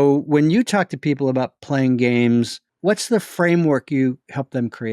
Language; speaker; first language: English; native; English